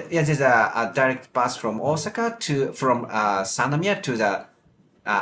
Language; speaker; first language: English; non-native, learner; Japanese